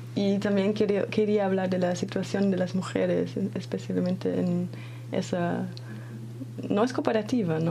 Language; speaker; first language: Spanish; non-native, fluent; German